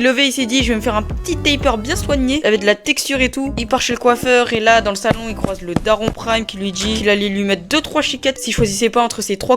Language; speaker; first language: French; native; French